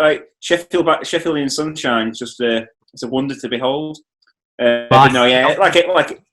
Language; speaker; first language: English; native; English